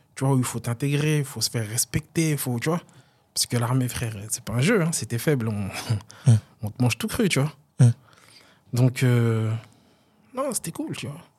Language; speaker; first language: French; native; French